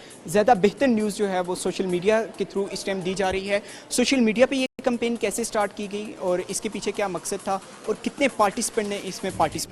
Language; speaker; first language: Urdu; native; Urdu